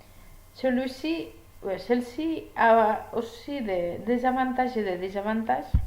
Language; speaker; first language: French; non-native, learner; Spanish